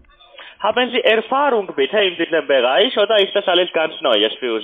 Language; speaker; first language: German; non-native, learner; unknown